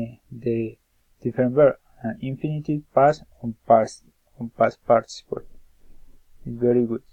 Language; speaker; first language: English; non-native, learner; Spanish